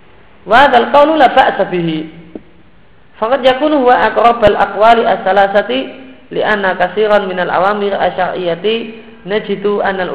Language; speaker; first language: Arabic; non-native, fluent; Indonesian